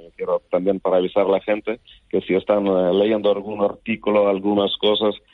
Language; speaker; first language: Spanish; non-native, fluent; Ukrainian